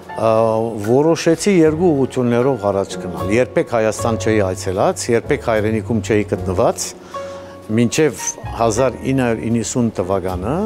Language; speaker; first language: Armenian; early bilingual, heritage; Armenian